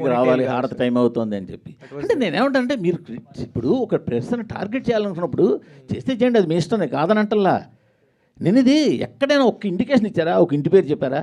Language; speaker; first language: Telugu; native; Telugu